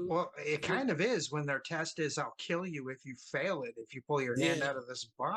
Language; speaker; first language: English; native; English